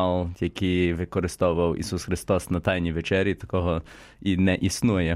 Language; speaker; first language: Ukrainian; early bilingual, heritage; Ukrainian